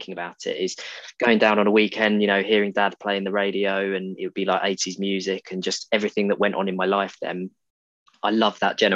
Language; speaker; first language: English; native; English